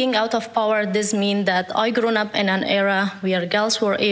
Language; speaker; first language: English; non-native, fluent; Persian